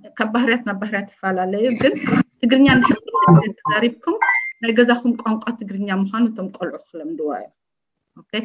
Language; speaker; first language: Tigrinya; early bilingual, heritage; Tigrinya